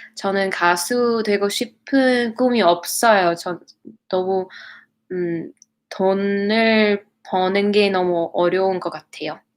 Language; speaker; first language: Korean; non-native, learner; English